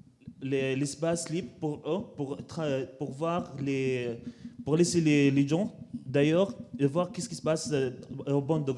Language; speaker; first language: French; non-native, learner; Arabic